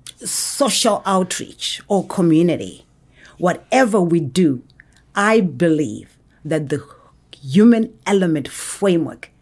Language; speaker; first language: English; non-native, local second language; Shona